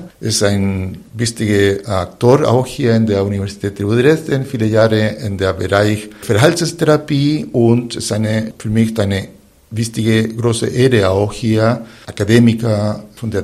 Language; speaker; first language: German; non-native, fluent; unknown